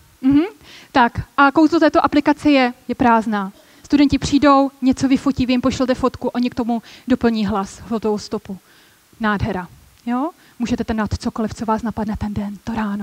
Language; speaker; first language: Czech; native; Czech